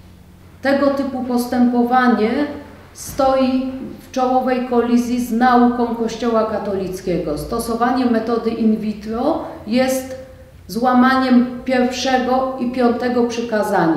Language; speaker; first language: Polish; native; Polish